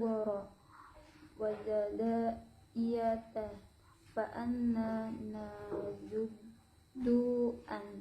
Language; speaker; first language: Arabic; non-native, learner; Indonesian